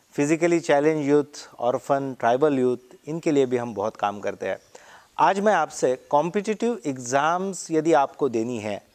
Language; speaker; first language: Hindi; non-native, local second language; Marathi